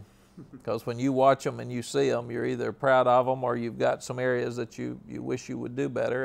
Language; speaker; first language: English; native; English